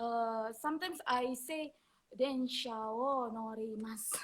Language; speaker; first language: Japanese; non-native, learner; Indonesian